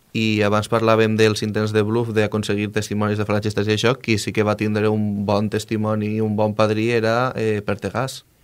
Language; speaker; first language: Catalan; native; Catalan